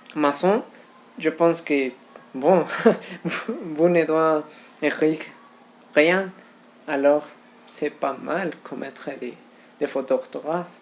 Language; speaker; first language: French; non-native, fluent; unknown